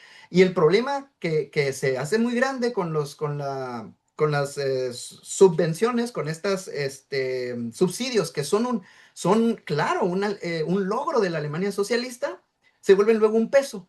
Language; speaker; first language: Spanish; native; Spanish